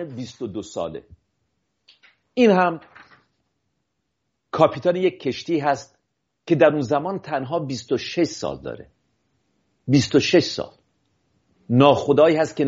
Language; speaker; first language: Persian; native; Persian